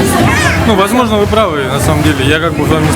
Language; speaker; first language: Russian; native; Russian